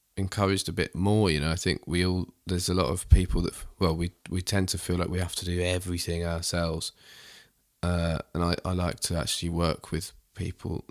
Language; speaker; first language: English; native; English